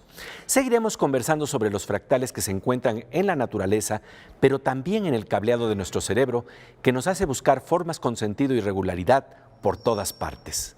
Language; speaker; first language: Spanish; native; Spanish